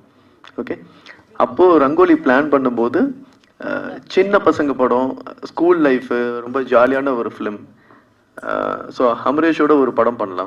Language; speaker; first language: Tamil; non-native, fluent; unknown